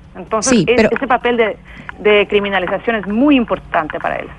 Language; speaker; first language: Spanish; non-native, fluent; Swedish